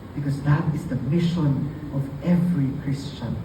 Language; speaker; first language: English; non-native, local second language; Filipino